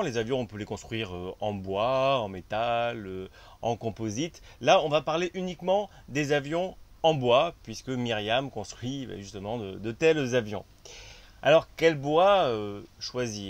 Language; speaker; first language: French; native; French